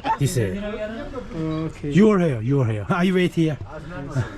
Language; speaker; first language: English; non-native, learner; Korean